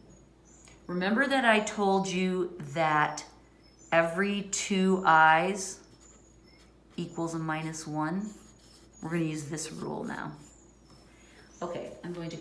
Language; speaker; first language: English; native; English